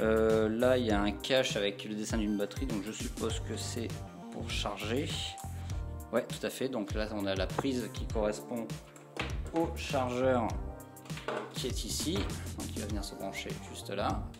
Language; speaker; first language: French; native; French